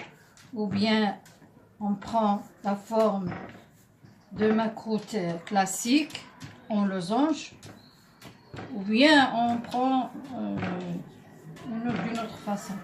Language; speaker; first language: French; non-native, local second language; Arabic